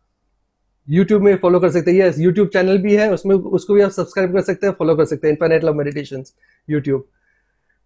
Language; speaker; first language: Hindi; native; Hindi